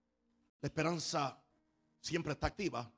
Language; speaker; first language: Spanish; native; Spanish